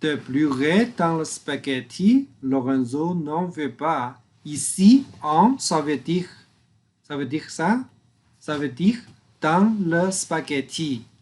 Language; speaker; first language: French; non-native, learner; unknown